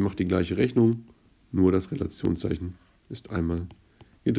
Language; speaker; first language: German; native; German